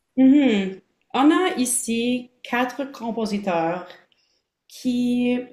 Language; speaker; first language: French; non-native, local second language; English